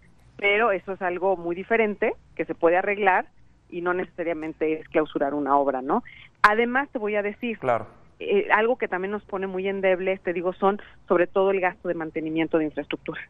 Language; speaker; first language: Spanish; native; Spanish